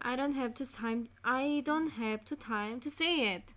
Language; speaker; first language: English; non-native, learner; Korean